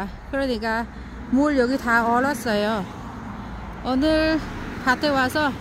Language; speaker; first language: Korean; non-native, learner; Vietnamese